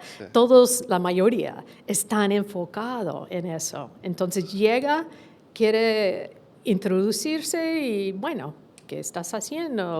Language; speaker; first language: Spanish; non-native, fluent; English